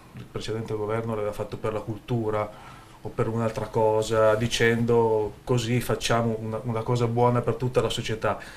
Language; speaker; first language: Italian; native; Italian